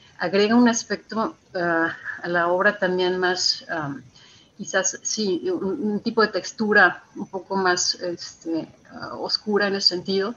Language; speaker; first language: Spanish; native; Spanish